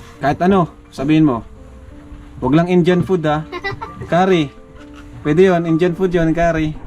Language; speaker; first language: Filipino; native; Filipino